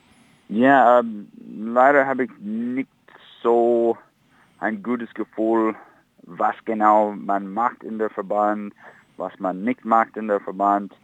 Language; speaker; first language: German; non-native, fluent; English